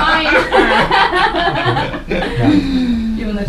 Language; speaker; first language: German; non-native, learner; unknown